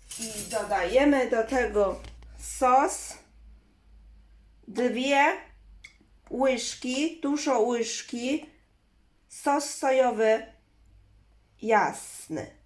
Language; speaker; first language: Polish; non-native, learner; Chinese